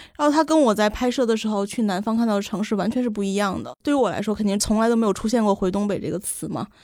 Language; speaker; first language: Chinese; native; Chinese